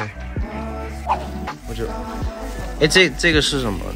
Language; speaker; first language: Chinese; non-native, fluent; Thai